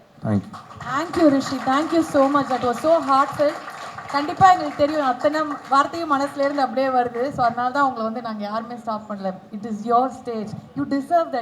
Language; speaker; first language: Tamil; native; Tamil